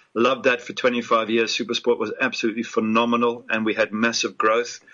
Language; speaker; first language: English; native; English